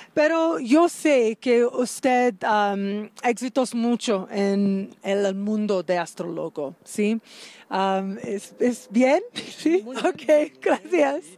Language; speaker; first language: Spanish; non-native, learner; English